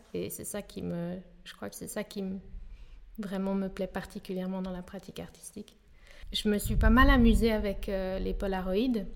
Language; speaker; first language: French; native; French